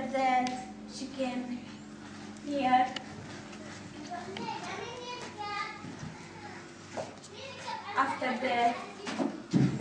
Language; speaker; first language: English; non-native, learner; Arabic